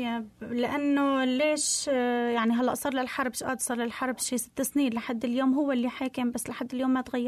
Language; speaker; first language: Arabic; native; Arabic